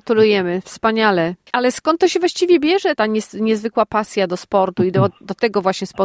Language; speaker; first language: Polish; native; Polish